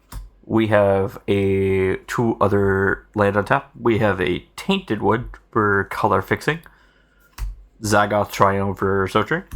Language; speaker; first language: English; native; English